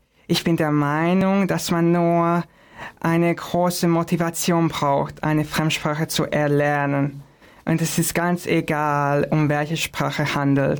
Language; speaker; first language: German; non-native, fluent; Hungarian